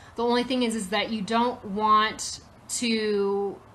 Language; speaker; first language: English; native; English